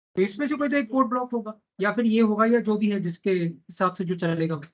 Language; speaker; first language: Hindi; non-native, local second language; Marathi